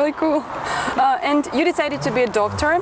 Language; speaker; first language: English; non-native, fluent; Russian